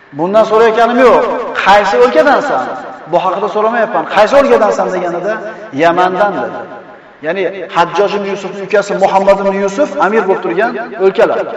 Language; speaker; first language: Uzbek; native; Uzbek